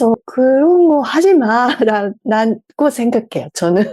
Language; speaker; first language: Korean; non-native, fluent; Japanese